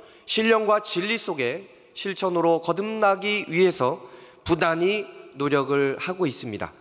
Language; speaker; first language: Korean; native; Korean